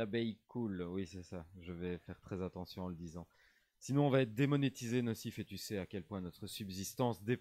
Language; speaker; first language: French; native; French